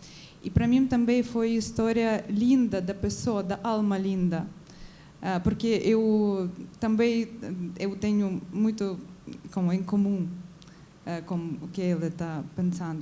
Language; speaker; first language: Portuguese; non-native, learner; Ukrainian